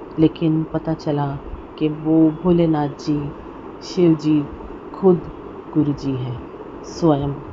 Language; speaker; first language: Hindi; non-native, local second language; Punjabi